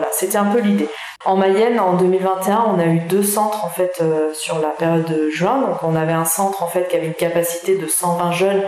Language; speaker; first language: French; native; French